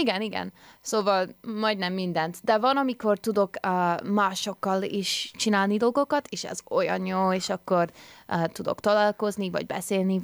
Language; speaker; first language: Hungarian; early bilingual, heritage; English